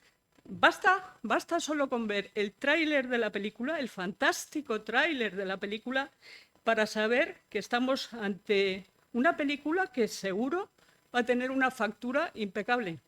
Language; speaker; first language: Spanish; native; Spanish